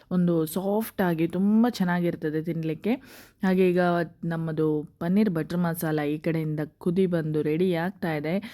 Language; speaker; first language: Kannada; non-native, local second language; Konkani